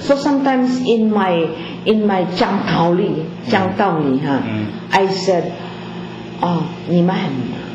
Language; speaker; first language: Chinese; non-native, learner; Filipino